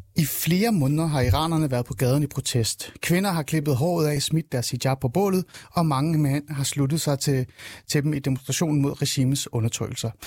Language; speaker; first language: Danish; early bilingual, other home language; Persian